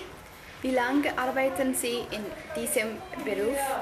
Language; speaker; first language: German; non-native, learner; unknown